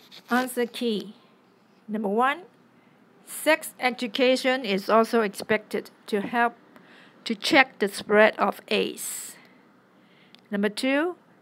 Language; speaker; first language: English; non-native, local second language; Cantonese